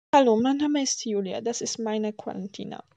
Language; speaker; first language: German; non-native, learner; Polish